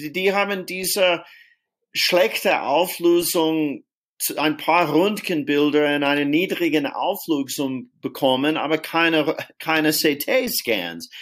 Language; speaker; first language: German; non-native, fluent; English